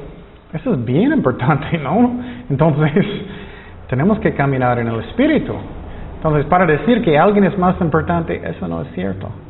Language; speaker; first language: Spanish; non-native, fluent; English